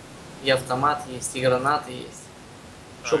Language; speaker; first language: Russian; native; Russian